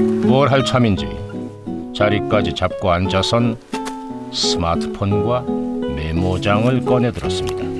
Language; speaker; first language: Korean; native; Korean